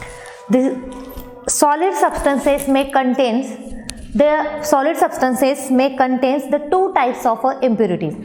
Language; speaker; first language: English; non-native, local second language; Marathi